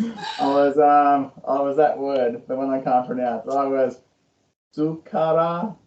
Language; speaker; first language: English; non-native, learner; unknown